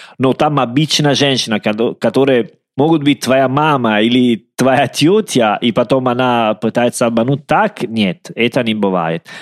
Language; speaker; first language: Russian; non-native, learner; Italian